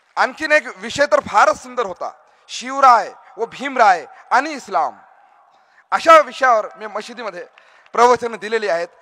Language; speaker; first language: Marathi; non-native, local second language; Urdu